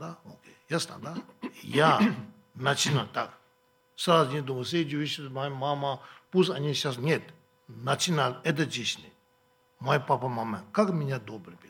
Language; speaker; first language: Russian; non-native, learner; Tibetan